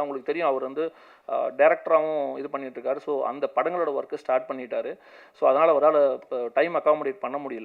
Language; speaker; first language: Tamil; native; Tamil